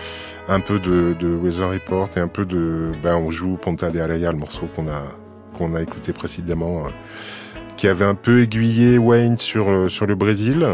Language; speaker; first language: French; native; French